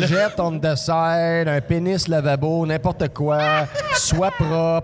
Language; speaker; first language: French; native; French